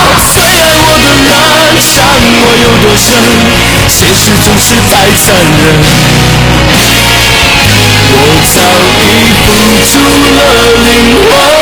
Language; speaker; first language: Chinese; native; Chinese